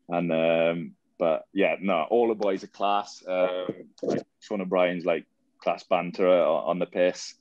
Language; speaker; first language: English; native; English